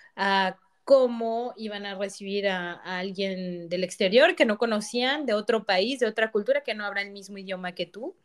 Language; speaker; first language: Spanish; native; Spanish